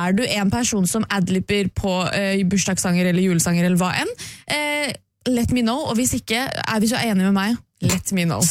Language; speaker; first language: Norwegian; native; Norwegian